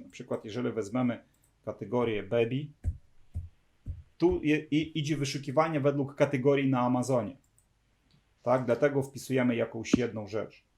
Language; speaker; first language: Polish; non-native, fluent; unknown